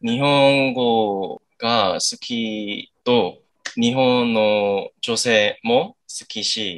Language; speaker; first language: Japanese; non-native, learner; Korean